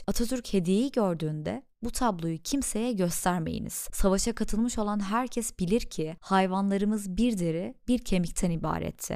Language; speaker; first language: Turkish; native; Turkish